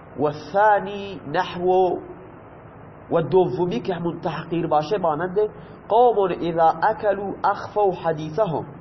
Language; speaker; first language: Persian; non-native, local second language; Baluchi